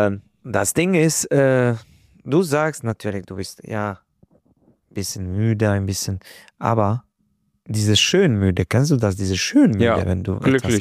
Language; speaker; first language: German; non-native, fluent; Hungarian